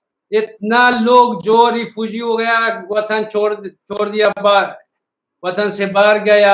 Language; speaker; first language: Hindi; non-native, learner; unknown